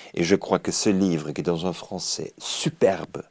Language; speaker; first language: French; native; French